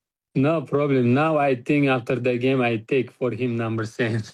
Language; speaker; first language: English; non-native, learner; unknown